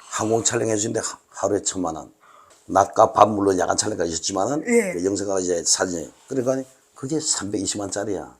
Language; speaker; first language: Korean; native; Korean